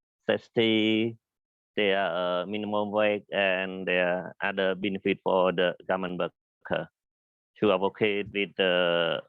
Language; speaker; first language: English; non-native, learner; Khmer